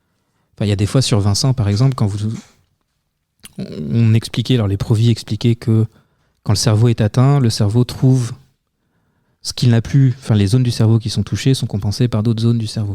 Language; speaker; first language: French; native; French